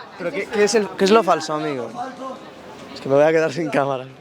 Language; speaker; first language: Spanish; native; Spanish